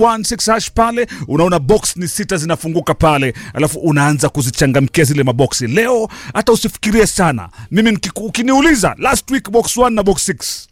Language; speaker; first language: Swahili; native; Swahili